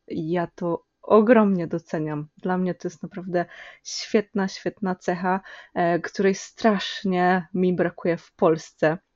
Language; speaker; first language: Polish; native; Polish